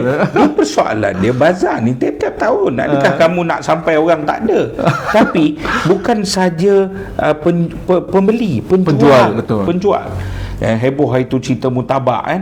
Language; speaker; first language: Malay; native; Malay